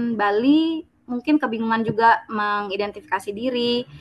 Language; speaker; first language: Indonesian; native; Indonesian